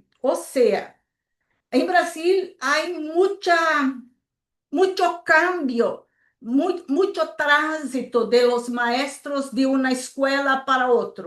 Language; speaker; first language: Spanish; non-native, local second language; Portuguese